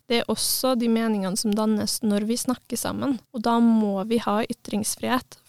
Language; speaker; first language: Norwegian; native; Norwegian